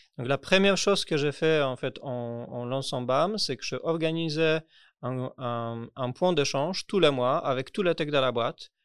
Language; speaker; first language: French; non-native, fluent; Polish